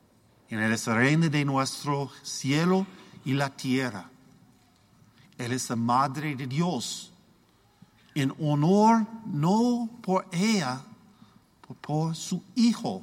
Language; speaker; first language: Spanish; non-native, learner; English